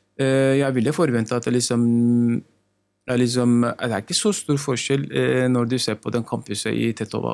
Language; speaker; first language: Norwegian; non-native, learner; Turkish